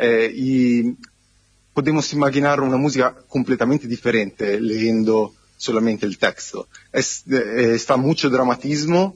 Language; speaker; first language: Spanish; non-native, fluent; Italian